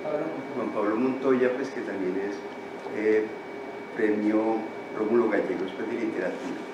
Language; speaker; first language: Spanish; native; Spanish